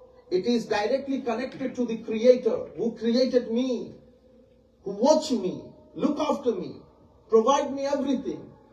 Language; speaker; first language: English; non-native, local second language; Bangla